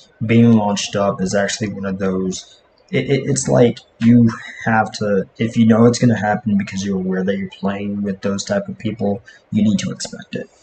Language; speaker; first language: English; native; English